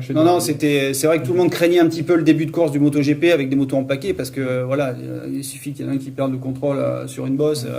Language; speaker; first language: French; native; French